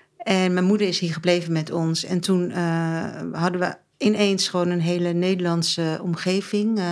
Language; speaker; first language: Dutch; early bilingual, other home language; Turkish